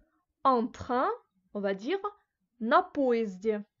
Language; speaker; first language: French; non-native, fluent; Russian